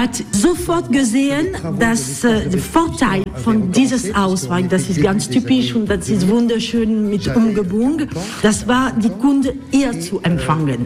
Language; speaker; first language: German; non-native, learner; French